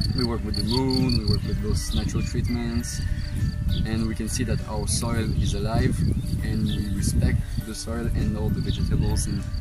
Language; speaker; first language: English; non-native, fluent; French